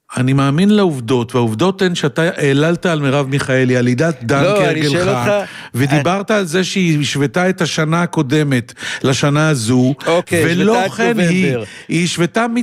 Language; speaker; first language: Hebrew; native; Hebrew